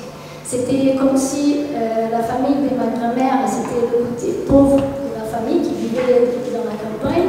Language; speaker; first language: French; non-native, fluent; Portuguese